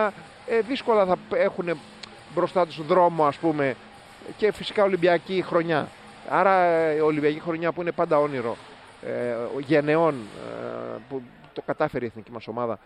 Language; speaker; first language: Greek; native; Greek